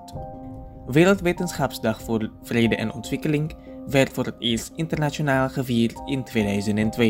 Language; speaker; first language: Dutch; non-native, fluent; Indonesian